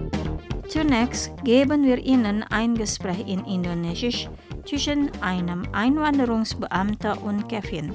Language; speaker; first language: German; non-native, fluent; Indonesian